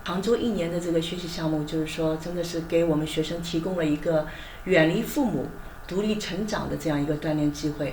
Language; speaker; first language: Chinese; native; Chinese